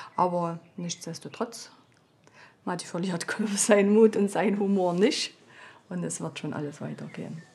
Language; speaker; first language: German; native; German